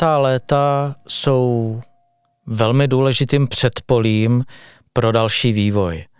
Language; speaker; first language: Czech; native; Czech